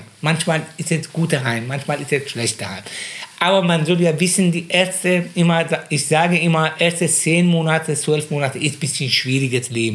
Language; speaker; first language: German; non-native, fluent; Persian